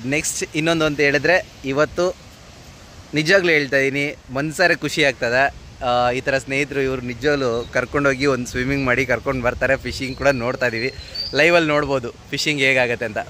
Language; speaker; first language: Kannada; native; Kannada